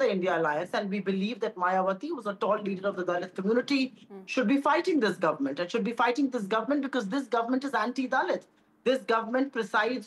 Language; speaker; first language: English; non-native, local second language; Hindi